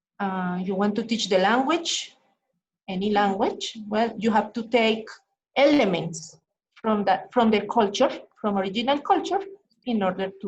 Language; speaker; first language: English; non-native, fluent; Spanish